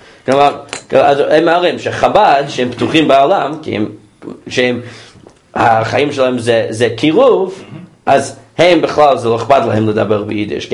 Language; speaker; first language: Hebrew; non-native, fluent; English